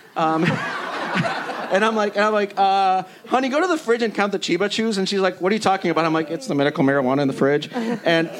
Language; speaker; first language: English; early bilingual, other home language; Spanish